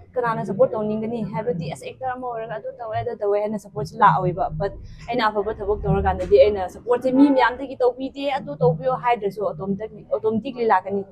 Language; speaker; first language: Manipuri; non-native, local second language; Tangkhul Naga (India)